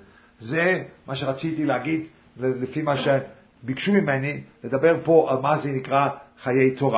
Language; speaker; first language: Hebrew; non-native, fluent; English